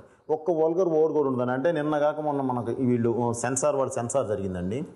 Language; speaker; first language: Telugu; native; Telugu